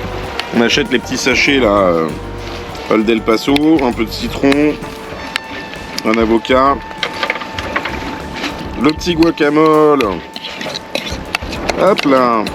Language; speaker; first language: French; native; French